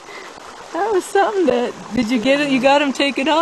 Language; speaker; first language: English; native; English